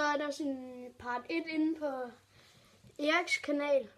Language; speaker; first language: Danish; native; Danish